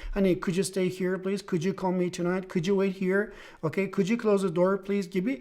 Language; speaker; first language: English; non-native, fluent; Turkish